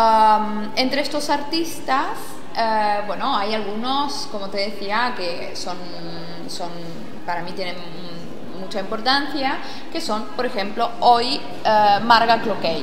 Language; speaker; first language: Spanish; non-native, fluent; Italian